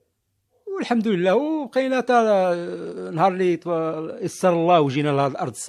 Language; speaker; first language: Arabic; native; Arabic